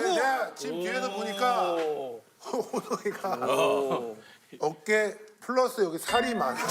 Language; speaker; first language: Korean; native; Korean